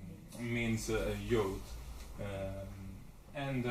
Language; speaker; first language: English; non-native, learner; Italian